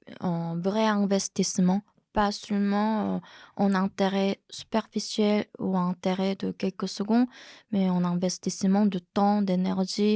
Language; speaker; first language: French; non-native, fluent; Korean